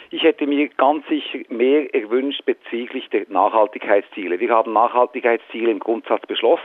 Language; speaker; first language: German; native; German